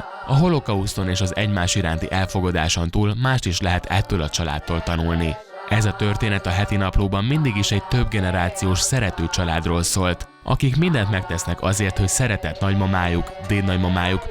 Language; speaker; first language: Hungarian; native; Hungarian